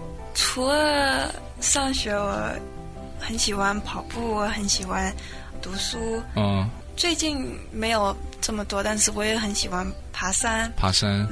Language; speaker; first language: Chinese; early bilingual, heritage; Chinese